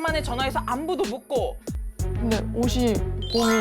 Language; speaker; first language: Korean; native; Korean